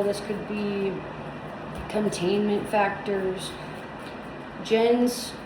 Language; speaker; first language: English; native; English